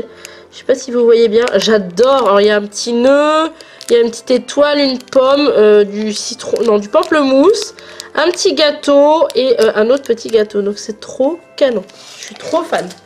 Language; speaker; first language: French; native; French